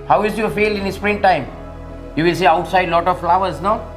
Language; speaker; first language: English; non-native, local second language; Sinhala